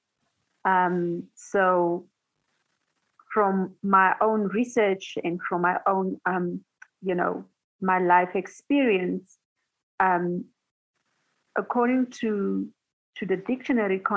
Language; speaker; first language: English; non-native, local second language; Tswana